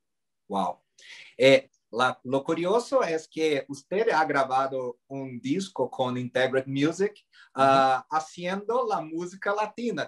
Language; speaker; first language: Spanish; non-native, learner; Portuguese